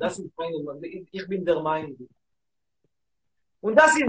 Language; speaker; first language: German; non-native, learner; Hebrew